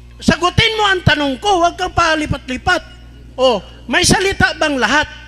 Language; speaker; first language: Filipino; non-native, local second language; Cebuano